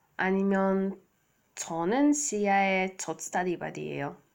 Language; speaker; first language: Korean; non-native, learner; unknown